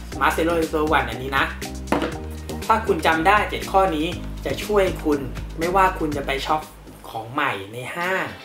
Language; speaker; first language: Thai; native; Thai